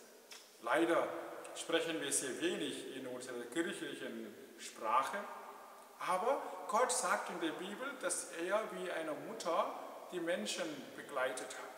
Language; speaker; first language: German; non-native, fluent; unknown